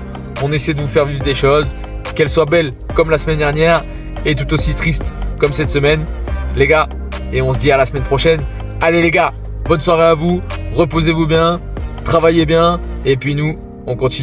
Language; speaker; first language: French; native; French